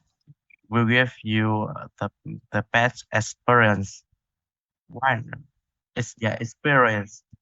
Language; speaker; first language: English; non-native, learner; Vietnamese